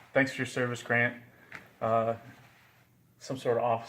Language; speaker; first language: English; native; English